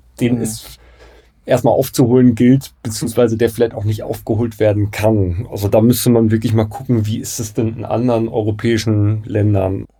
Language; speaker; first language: German; native; German